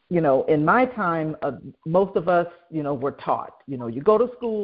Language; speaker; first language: English; native; English